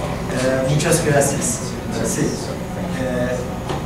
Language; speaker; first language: Spanish; non-native, learner; Turkish